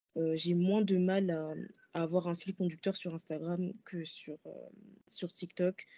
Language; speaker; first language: French; early bilingual, other home language; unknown